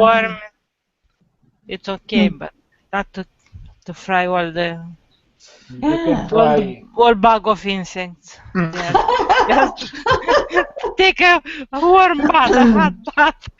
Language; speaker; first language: English; non-native, learner; Romanian